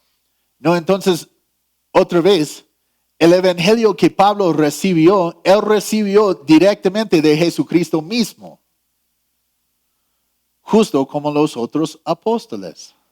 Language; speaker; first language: Spanish; non-native, fluent; English